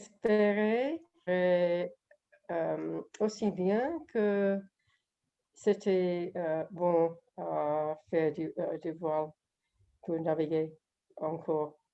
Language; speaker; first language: French; non-native, learner; English